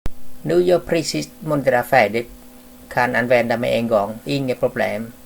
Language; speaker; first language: Swedish; non-native, learner; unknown